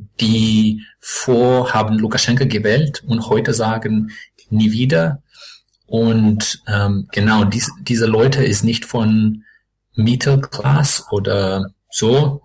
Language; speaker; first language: German; non-native, learner; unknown